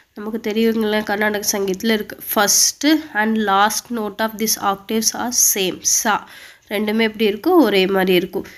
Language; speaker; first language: Tamil; native; Tamil